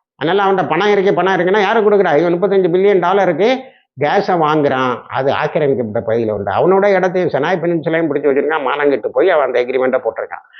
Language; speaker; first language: Tamil; native; Tamil